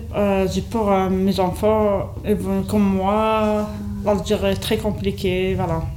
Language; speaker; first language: French; non-native, local second language; Kabyle